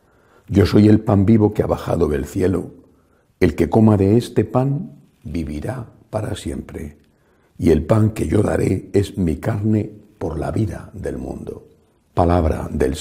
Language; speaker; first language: Spanish; native; Spanish